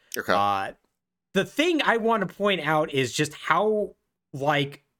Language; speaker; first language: English; native; English